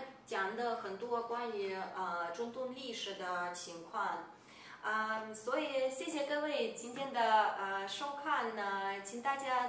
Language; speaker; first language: Chinese; non-native, fluent; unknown